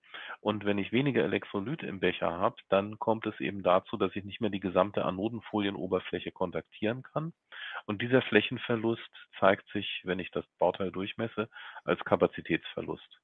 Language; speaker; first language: German; native; German